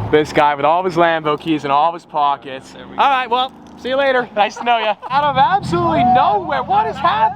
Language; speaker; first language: English; native; English